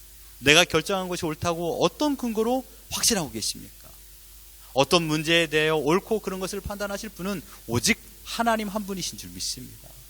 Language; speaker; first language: Korean; native; Korean